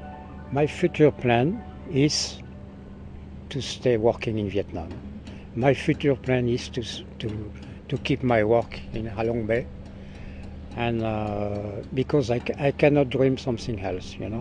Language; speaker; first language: English; non-native, learner; French